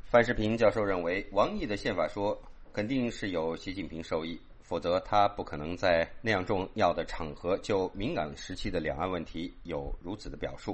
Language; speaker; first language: Chinese; native; Chinese